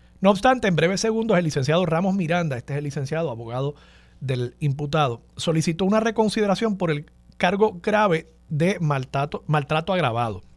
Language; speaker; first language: Spanish; native; Spanish